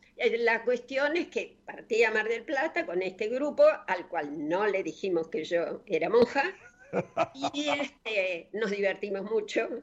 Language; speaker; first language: Spanish; native; Spanish